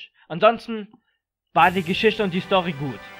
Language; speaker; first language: German; native; German